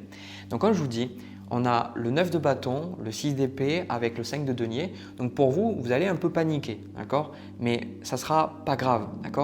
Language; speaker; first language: French; native; French